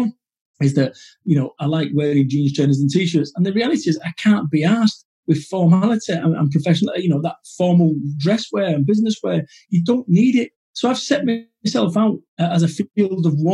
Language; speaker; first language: English; native; English